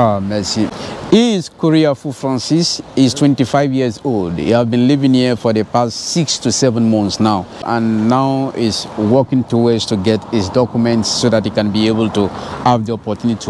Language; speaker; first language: English; non-native, fluent; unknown